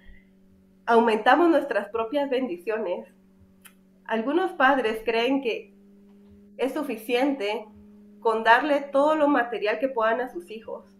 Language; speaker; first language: Spanish; native; Spanish